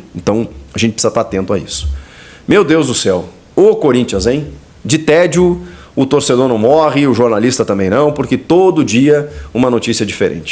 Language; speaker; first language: Portuguese; native; Portuguese